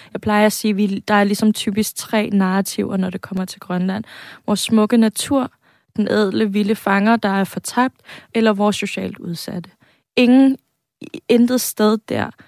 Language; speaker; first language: Danish; native; Danish